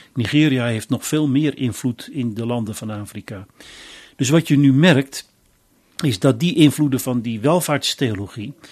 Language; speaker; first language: Dutch; native; Dutch